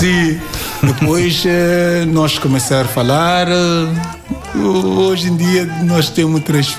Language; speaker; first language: Portuguese; non-native, learner; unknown